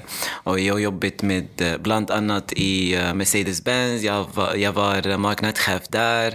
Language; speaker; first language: Swedish; non-native, fluent; Arabic